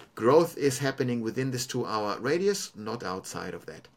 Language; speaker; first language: English; non-native, fluent; German